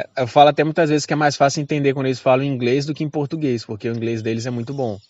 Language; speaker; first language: Portuguese; native; Portuguese